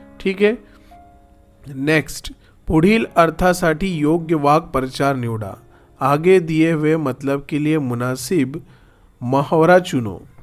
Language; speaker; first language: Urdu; native; Urdu